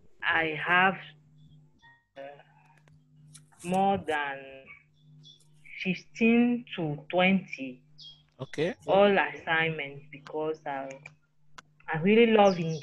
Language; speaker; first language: English; non-native, learner; French